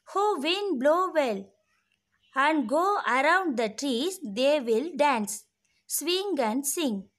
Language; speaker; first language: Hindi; non-native, local second language; Tamil